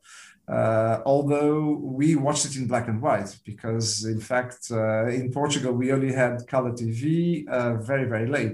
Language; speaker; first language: English; non-native, fluent; Portuguese